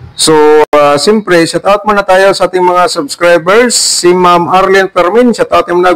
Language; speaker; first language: Filipino; non-native, local second language; Cebuano